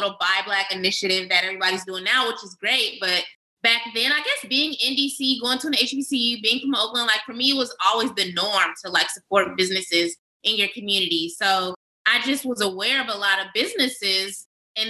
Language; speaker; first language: English; native; English